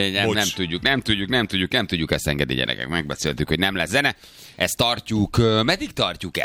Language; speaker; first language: Hungarian; native; Hungarian